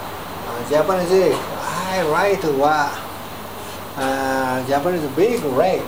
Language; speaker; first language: English; non-native, learner; Japanese